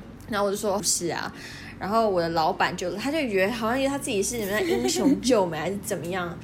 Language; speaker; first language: Chinese; non-native, local second language; Min Nan Chinese